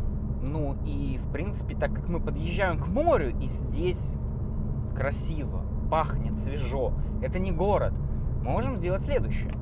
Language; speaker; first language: Russian; native; Russian